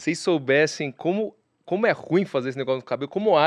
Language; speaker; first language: Portuguese; native; Portuguese